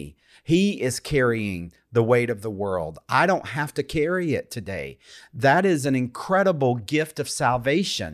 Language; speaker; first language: English; native; English